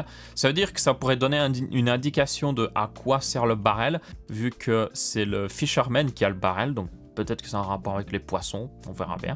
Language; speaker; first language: French; native; French